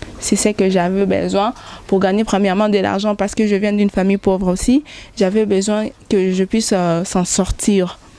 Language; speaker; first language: French; non-native, local second language; Lingala